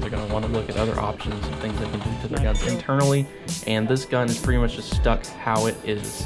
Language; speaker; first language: English; native; English